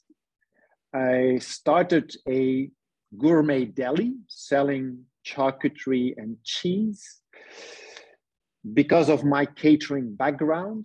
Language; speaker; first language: English; non-native, fluent; Dutch